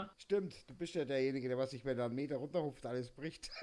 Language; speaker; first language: German; native; German